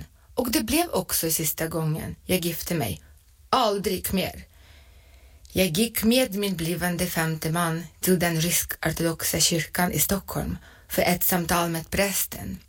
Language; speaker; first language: Swedish; non-native, fluent; Russian